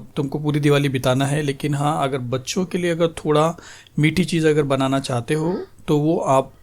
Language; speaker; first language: Hindi; non-native, local second language; Marathi